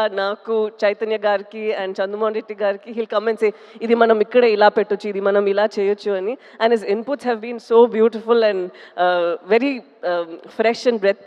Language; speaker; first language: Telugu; non-native, local second language; Tamil